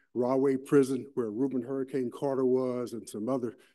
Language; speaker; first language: English; native; English